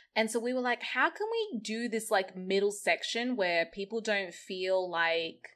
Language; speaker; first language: English; native; English